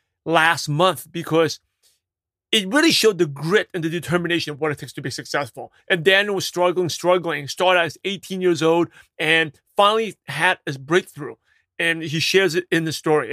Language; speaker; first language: English; native; English